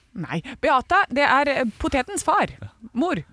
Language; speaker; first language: Norwegian; native; Norwegian